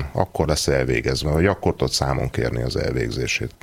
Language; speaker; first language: Hungarian; native; Hungarian